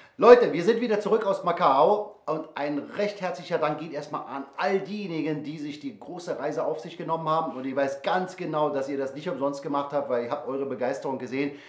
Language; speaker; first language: German; native; German